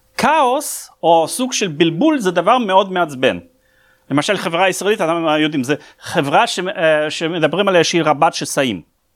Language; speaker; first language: Hebrew; non-native, fluent; Russian